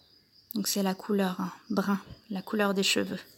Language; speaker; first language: French; native; French